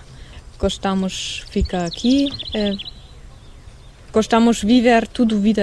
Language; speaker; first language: Portuguese; non-native, learner; German